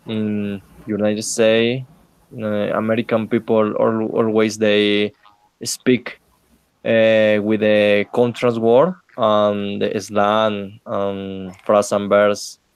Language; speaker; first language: English; non-native, learner; Spanish